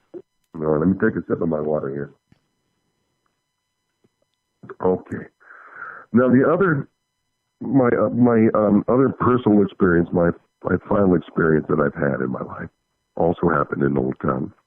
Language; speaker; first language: English; native; English